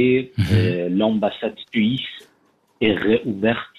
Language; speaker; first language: French; non-native, fluent; Persian